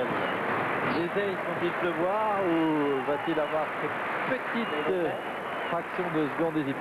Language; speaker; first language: French; native; French